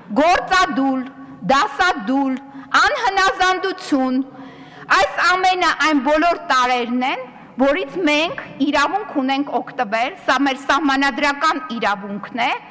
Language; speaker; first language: Armenian; native; Armenian